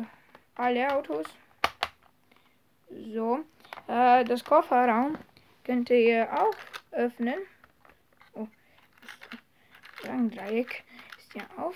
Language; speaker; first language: German; non-native, learner; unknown